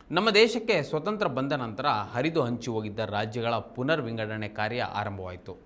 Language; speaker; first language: Kannada; native; Kannada